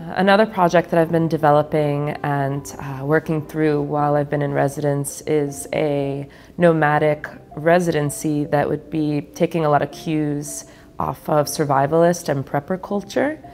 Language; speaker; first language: English; native; English